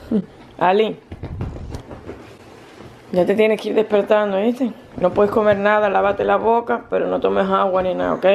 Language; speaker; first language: Spanish; native; Spanish